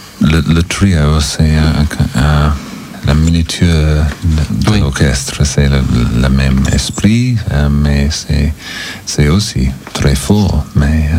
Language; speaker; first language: French; non-native, learner; English